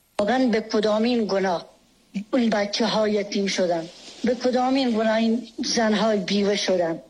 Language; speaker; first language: Persian; non-native, local second language; Baluchi